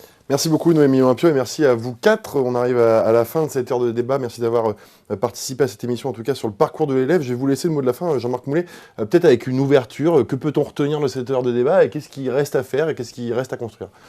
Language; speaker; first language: French; native; French